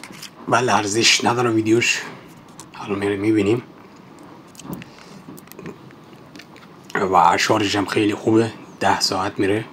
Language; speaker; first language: Persian; native; Persian